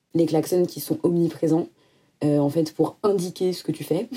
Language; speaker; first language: French; native; French